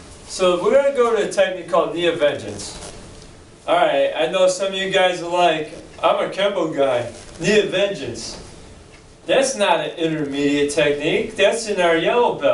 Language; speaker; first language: English; native; English